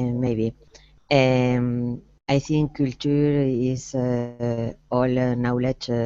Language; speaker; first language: English; non-native, learner; Spanish